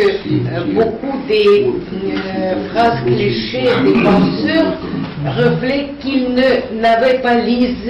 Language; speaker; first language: French; non-native, learner; Russian